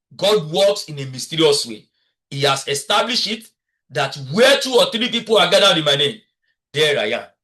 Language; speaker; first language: English; non-native, local second language; Yoruba